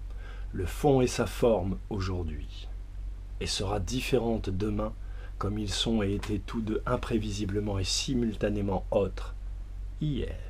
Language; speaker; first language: French; native; French